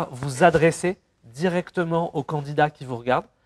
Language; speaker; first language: French; native; French